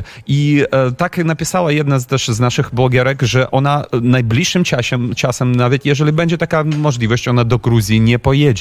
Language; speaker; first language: Polish; non-native, fluent; Ukrainian